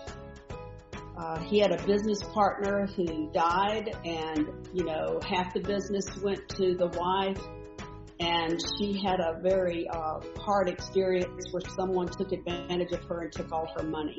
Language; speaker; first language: English; native; English